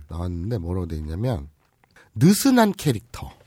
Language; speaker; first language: Korean; native; Korean